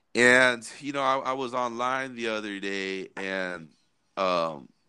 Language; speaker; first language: English; native; English